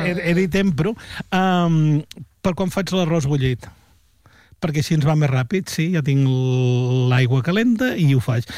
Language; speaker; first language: Catalan; native; Catalan